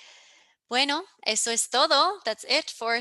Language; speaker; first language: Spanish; early bilingual, heritage; English